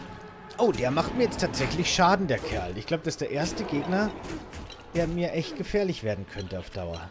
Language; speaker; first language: German; native; German